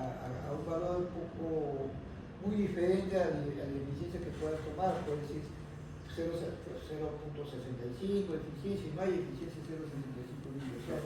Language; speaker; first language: Spanish; native; Spanish